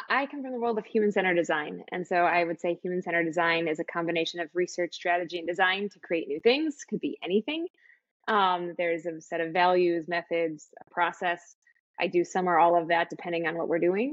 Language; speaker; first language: English; native; English